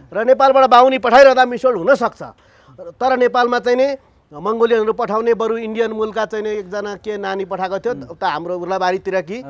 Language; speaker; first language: Nepali; native; Nepali